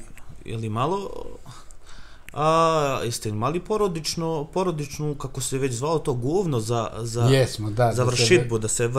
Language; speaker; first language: Croatian; native; Croatian